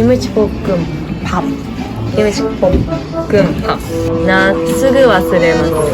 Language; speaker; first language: Korean; non-native, learner; Japanese